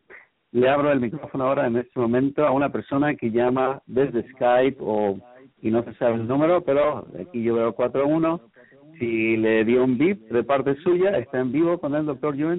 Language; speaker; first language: Spanish; native; Spanish